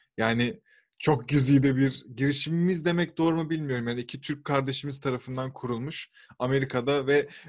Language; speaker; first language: Turkish; native; Turkish